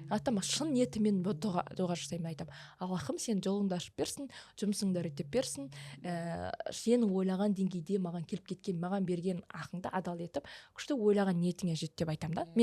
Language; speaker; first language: Kazakh; early bilingual, heritage; Kazakh